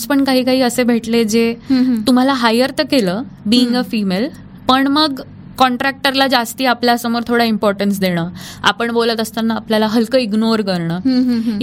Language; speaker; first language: Marathi; native; Marathi